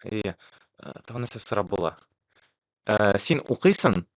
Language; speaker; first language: Turkish; non-native, learner; Tatar